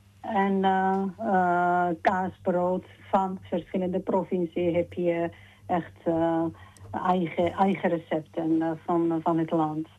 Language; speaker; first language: Dutch; non-native, learner; Georgian